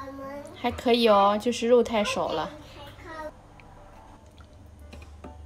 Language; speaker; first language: Chinese; native; Chinese